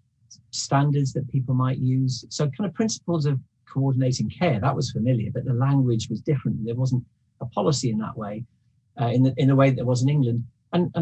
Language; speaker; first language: English; native; English